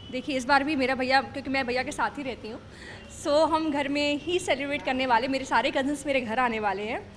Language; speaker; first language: Hindi; native; Hindi